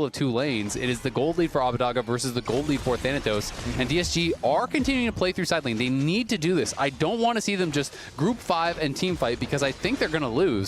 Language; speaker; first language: English; native; English